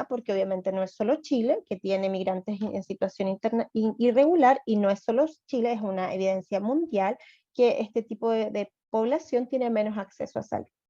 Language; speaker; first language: Spanish; native; Spanish